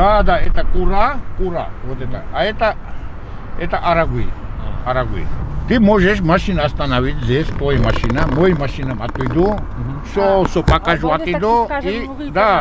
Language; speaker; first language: Russian; non-native, learner; Georgian